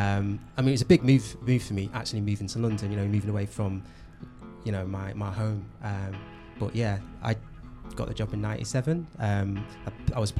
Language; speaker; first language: English; native; English